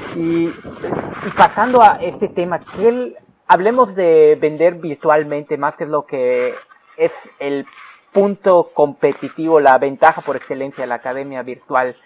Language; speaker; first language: Spanish; native; Spanish